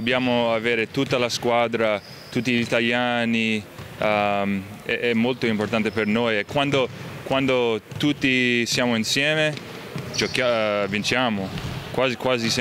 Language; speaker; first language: Italian; non-native, fluent; English